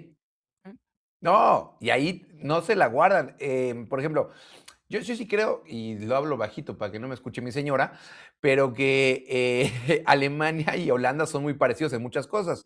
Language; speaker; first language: Spanish; native; Spanish